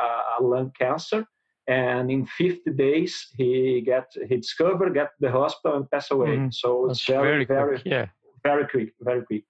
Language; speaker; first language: English; non-native, learner; Portuguese